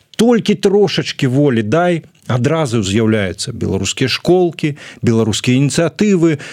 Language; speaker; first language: Belarusian; native; Belarusian